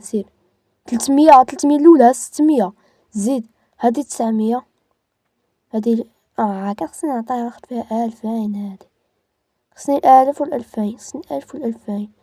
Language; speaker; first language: Arabic; native; Arabic